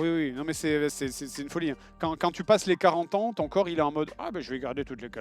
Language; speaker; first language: French; native; French